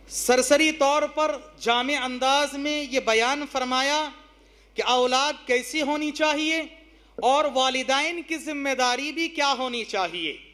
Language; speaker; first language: Urdu; native; Urdu